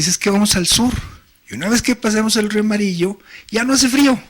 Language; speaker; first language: Spanish; native; Spanish